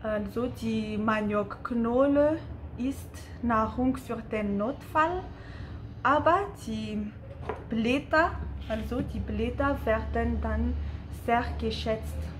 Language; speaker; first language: German; non-native, fluent; Malagasy